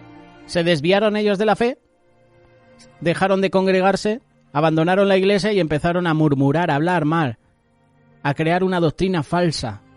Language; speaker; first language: Spanish; native; Spanish